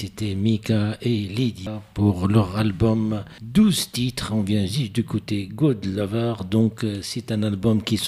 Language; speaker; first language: French; non-native, local second language; Arabic